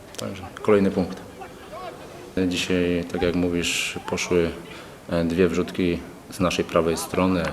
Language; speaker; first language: Polish; native; Polish